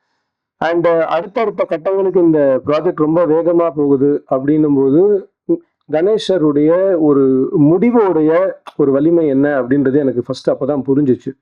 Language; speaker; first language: Tamil; native; Tamil